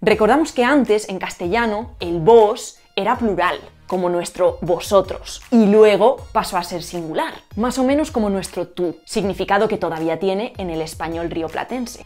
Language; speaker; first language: Spanish; native; Spanish